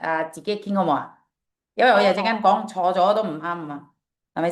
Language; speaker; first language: Cantonese; non-native, fluent; Indonesian